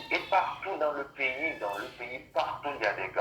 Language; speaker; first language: French; non-native, local second language; Haitian Creole